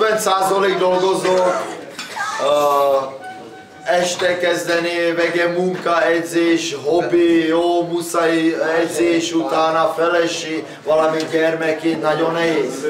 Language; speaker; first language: Hungarian; non-native, learner; Czech